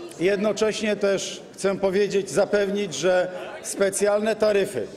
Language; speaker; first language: Polish; native; Polish